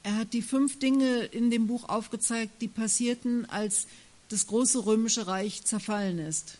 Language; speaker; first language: German; native; German